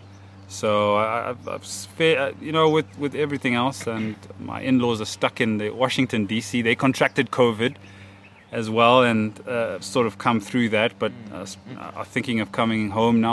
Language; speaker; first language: English; native; English